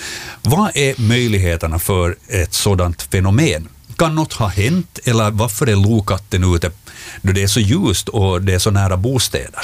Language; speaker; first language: Swedish; native; Swedish